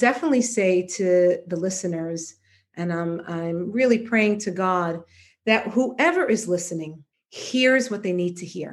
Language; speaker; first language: English; native; English